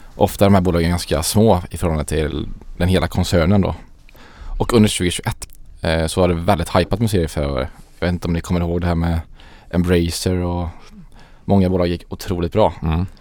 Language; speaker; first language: Swedish; native; Swedish